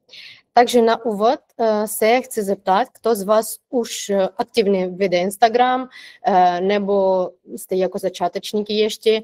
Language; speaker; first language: Czech; non-native, fluent; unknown